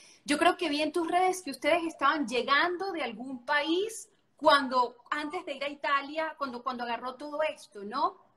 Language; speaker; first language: Spanish; native; Spanish